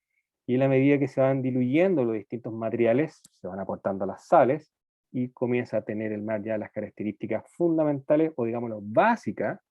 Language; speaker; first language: Spanish; native; Spanish